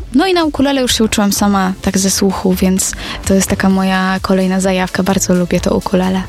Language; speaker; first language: Polish; native; Polish